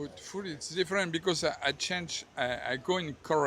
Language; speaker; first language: English; non-native, learner; French